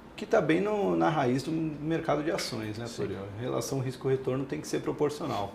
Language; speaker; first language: Portuguese; native; Portuguese